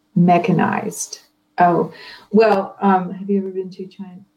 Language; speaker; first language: English; non-native, fluent; Ukrainian